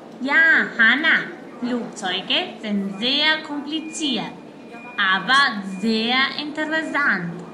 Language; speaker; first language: German; non-native, fluent; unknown